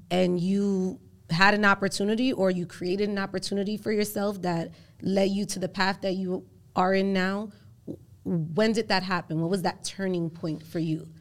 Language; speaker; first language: English; early bilingual, other home language; Spanish